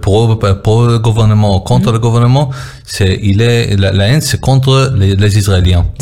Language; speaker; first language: French; non-native, learner; Hebrew